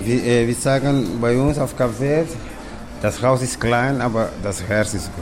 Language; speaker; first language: German; non-native, learner; Kabuverdianu